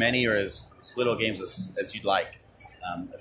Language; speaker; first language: English; native; English